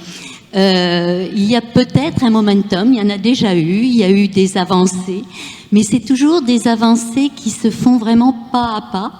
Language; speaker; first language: French; native; French